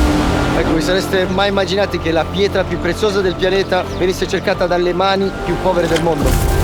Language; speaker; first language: Italian; native; Italian